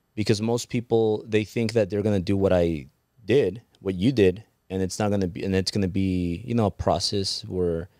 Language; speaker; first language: English; early bilingual, other home language; Spanish